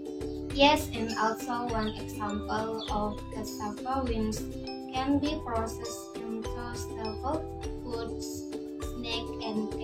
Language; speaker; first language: English; non-native, learner; Indonesian